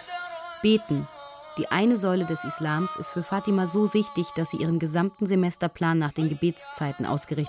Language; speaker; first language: German; native; German